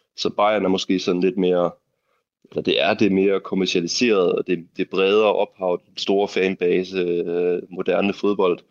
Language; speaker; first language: Danish; native; Danish